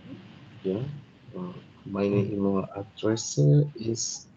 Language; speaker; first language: German; non-native, learner; Indonesian